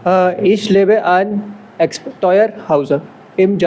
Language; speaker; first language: German; non-native, learner; Hindi